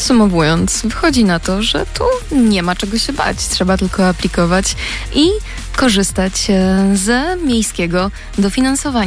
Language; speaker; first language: Polish; native; Polish